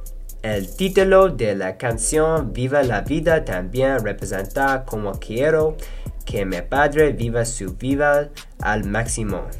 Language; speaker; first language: Spanish; non-native, learner; English